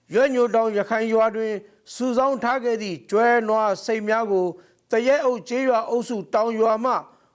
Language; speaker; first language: Burmese; non-native, local second language; Rohingya